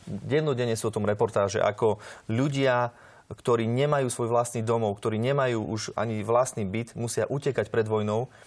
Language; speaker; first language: Slovak; native; Slovak